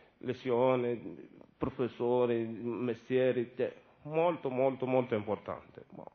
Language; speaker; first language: Italian; non-native, learner; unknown